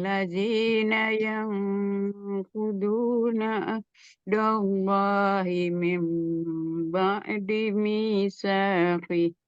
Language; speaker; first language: Arabic; non-native, learner; Indonesian